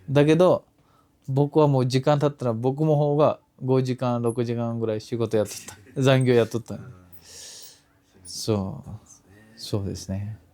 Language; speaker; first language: Japanese; non-native, fluent; Kashmiri